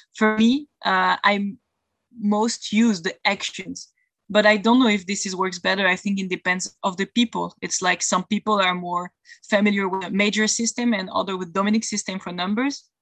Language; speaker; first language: English; non-native, fluent; French